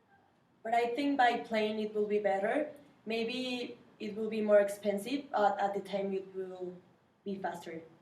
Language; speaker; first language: English; non-native, learner; Spanish